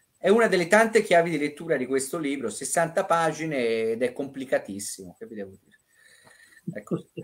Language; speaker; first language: Italian; native; Italian